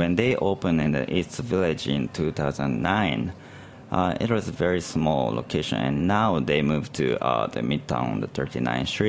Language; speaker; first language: English; non-native, learner; Japanese